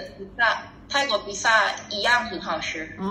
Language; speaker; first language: Chinese; non-native, learner; Thai